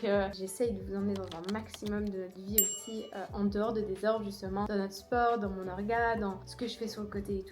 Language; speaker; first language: French; native; French